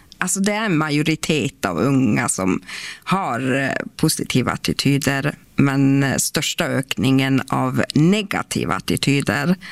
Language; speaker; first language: Swedish; non-native, local second language; Northern Sami